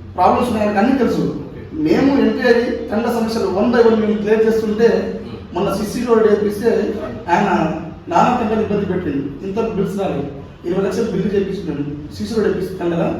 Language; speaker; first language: Telugu; non-native, local second language; Lambadi